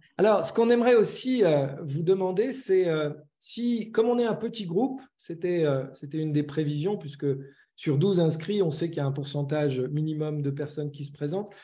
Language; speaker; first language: French; native; French